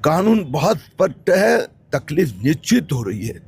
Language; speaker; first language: Hindi; non-native, local second language; Marathi